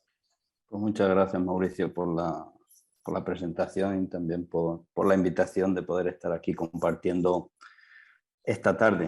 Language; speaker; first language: Spanish; native; Spanish